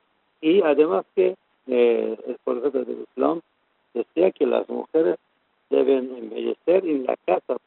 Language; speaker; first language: Spanish; non-native, learner; Persian